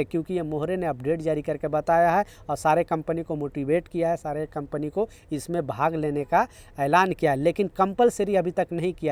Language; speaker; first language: Hindi; native; Hindi